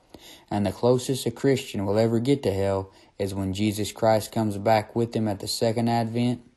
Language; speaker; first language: English; native; English